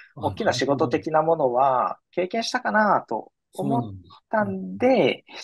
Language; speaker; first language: Japanese; native; Japanese